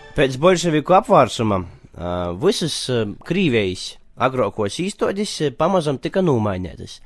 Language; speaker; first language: Latvian; native; Latvian